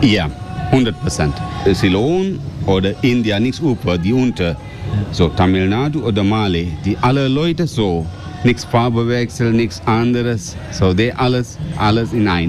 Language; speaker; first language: German; non-native, learner; Sinhala